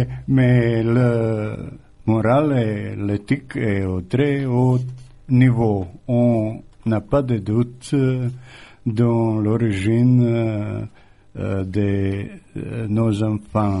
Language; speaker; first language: French; non-native, fluent; Croatian